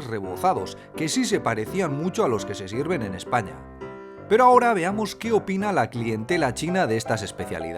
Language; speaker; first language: Spanish; native; Spanish